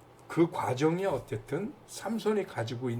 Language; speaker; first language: Korean; native; Korean